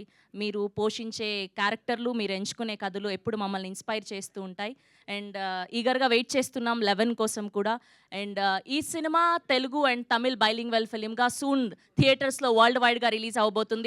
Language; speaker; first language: Telugu; native; Telugu